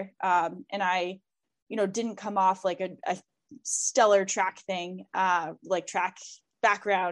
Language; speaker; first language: English; native; English